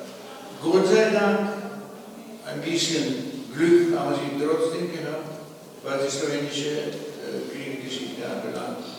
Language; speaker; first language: German; non-native, fluent; Slovenian